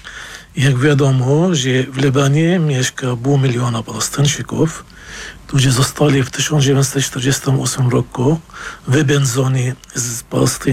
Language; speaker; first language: Polish; non-native, fluent; Arabic